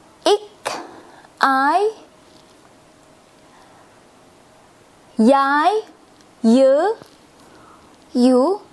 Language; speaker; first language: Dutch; non-native, fluent; Indonesian